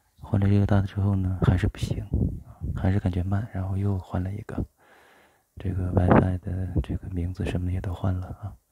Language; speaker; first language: Chinese; native; Chinese